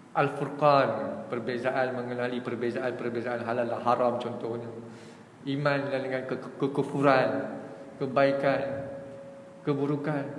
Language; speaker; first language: Malay; native; Malay